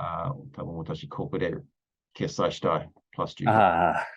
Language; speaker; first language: Japanese; non-native, learner; English